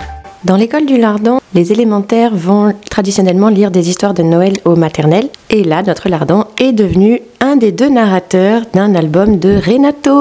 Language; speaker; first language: French; native; French